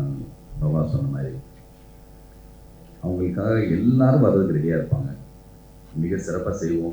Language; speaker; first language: Tamil; native; Tamil